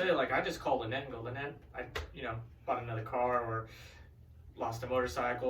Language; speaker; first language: English; native; English